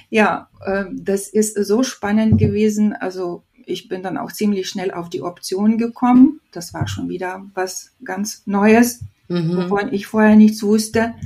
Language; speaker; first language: German; non-native, fluent; Lithuanian